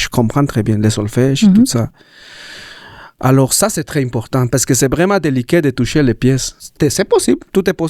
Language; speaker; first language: French; non-native, learner; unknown